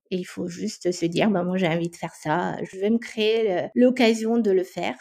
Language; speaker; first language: French; non-native, fluent; Romanian